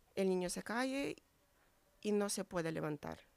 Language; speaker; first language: Spanish; non-native, fluent; Ukrainian